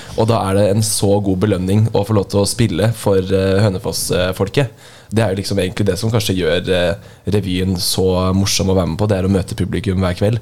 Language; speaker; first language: Norwegian; native; Norwegian